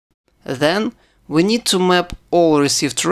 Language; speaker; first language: English; non-native, fluent; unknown